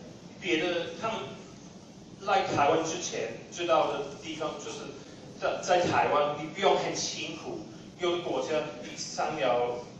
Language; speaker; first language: Chinese; non-native, fluent; English